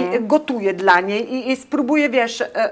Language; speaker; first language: Polish; non-native, learner; Italian